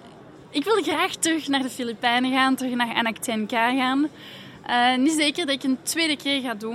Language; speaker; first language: Dutch; non-native, fluent; French